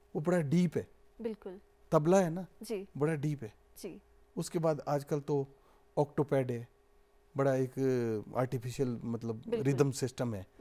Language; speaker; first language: Hindi; native; Hindi